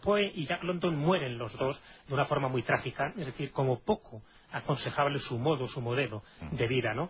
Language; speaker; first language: Spanish; native; Spanish